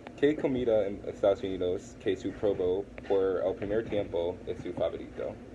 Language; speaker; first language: Spanish; non-native, learner; English